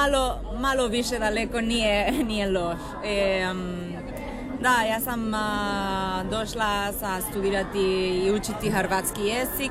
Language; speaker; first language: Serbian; non-native, learner; Spanish